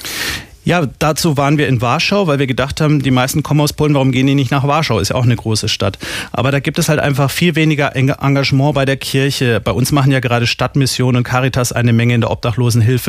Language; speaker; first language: German; native; German